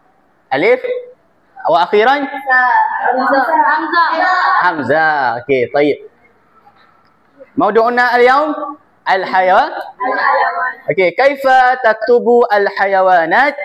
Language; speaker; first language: Arabic; non-native, learner; Malay